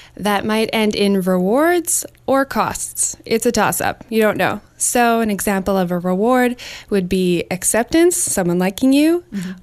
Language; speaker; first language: English; native; English